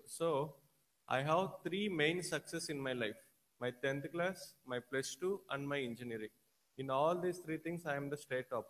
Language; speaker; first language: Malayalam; non-native, learner; Telugu